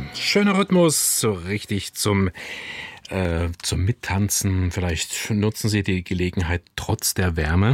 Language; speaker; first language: German; native; German